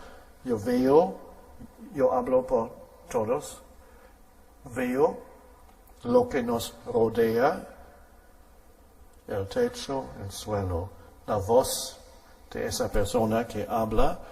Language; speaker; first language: Spanish; non-native, fluent; German